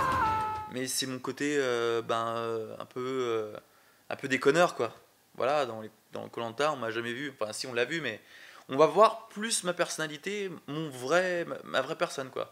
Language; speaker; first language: French; native; French